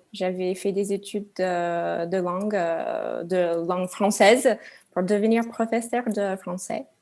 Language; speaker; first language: French; non-native, fluent; English